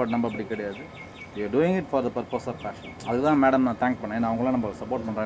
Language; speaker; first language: Tamil; native; Tamil